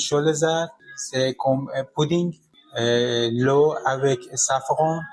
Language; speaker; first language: French; non-native, learner; Persian